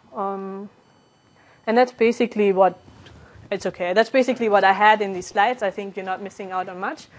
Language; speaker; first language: English; non-native, fluent; German